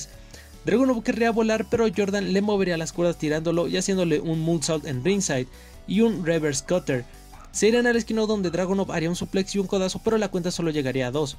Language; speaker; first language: Spanish; native; Spanish